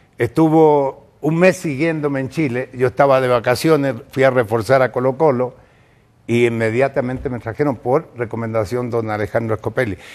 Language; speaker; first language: Spanish; native; Spanish